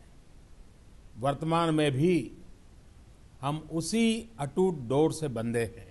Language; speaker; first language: Hindi; non-native, local second language; Gujarati